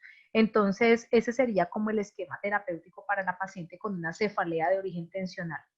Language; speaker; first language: Spanish; native; Spanish